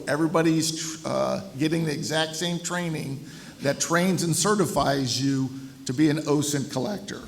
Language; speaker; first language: English; native; English